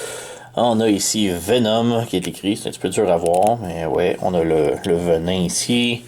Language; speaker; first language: French; native; French